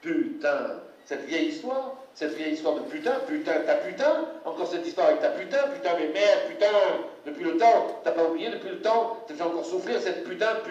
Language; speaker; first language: French; native; French